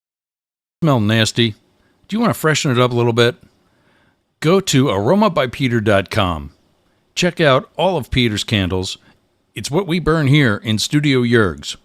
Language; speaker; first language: English; native; English